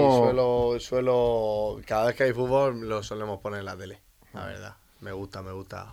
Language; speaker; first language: Spanish; native; Spanish